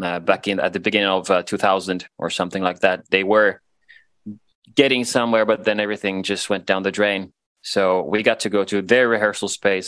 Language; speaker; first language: English; non-native, fluent; Swedish